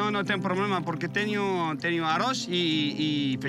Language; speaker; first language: Portuguese; non-native, learner; French